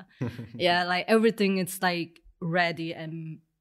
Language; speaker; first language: English; non-native, local second language; Cantonese